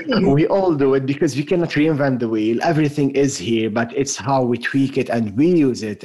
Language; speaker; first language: English; non-native, fluent; French